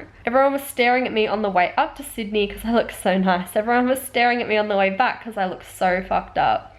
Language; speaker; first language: English; native; English